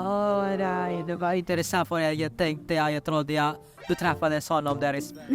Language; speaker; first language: Swedish; non-native, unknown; Filipino